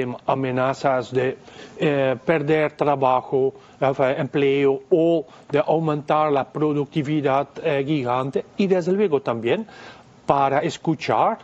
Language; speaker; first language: Spanish; non-native, fluent; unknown